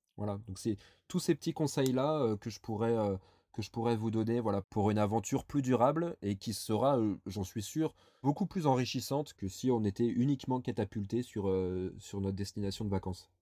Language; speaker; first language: French; native; French